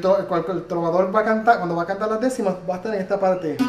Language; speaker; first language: Spanish; native; Spanish